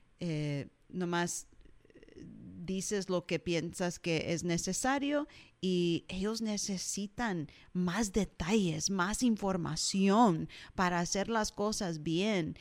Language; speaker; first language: Spanish; early bilingual, heritage; English